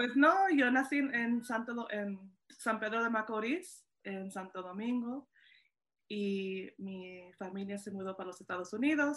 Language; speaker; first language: Spanish; early bilingual, heritage; Spanish